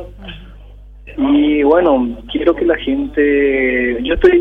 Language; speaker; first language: Spanish; early bilingual, other home language; Korean